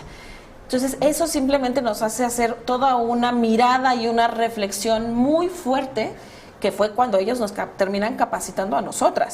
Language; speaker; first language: Spanish; native; Spanish